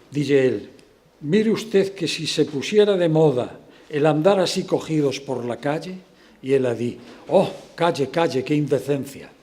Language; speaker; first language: Spanish; non-native, local second language; Galician